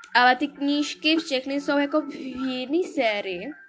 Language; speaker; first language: Czech; early bilingual, other home language; English